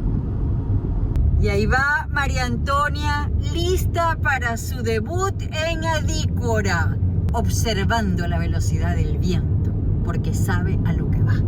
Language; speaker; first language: Spanish; native; Spanish